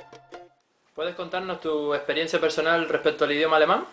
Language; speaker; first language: Spanish; native; Spanish